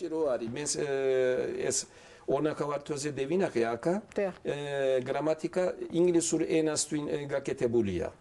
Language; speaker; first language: Georgian; early bilingual, heritage; Turkish